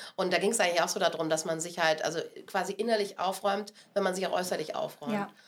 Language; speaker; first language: German; native; German